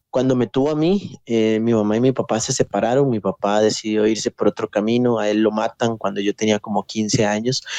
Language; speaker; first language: Spanish; native; Spanish